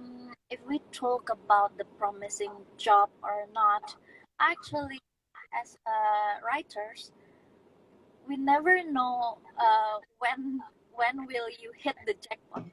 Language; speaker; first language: English; non-native, fluent; Indonesian